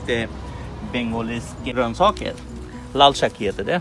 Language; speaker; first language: Swedish; non-native, fluent; Bangla